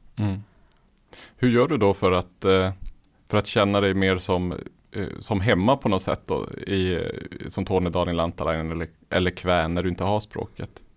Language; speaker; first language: Swedish; native; Swedish